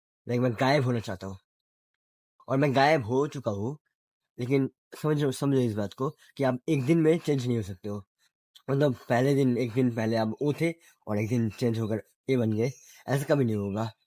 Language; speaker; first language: Hindi; non-native, local second language; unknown